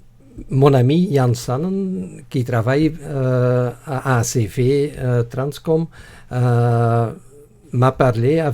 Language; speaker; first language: French; non-native, local second language; Dutch